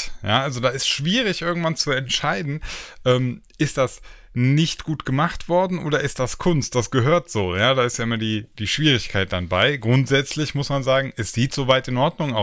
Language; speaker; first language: German; native; German